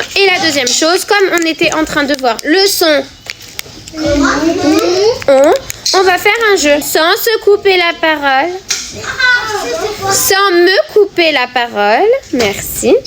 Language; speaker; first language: French; native; French